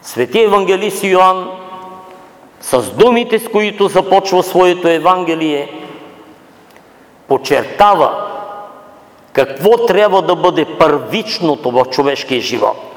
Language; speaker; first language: Bulgarian; native; Bulgarian